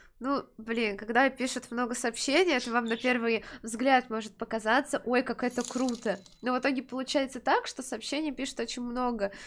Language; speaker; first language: Russian; native; Russian